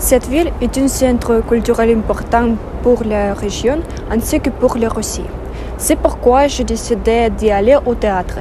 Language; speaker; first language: French; non-native, learner; Russian